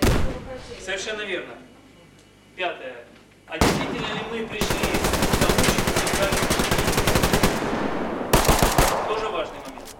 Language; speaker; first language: Russian; native; Russian